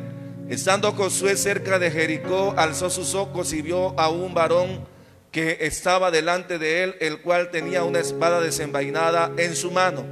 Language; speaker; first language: Spanish; native; Spanish